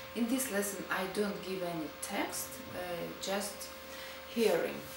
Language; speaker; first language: English; non-native, fluent; Russian